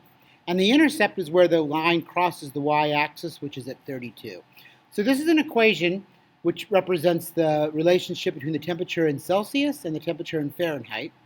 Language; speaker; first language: English; native; English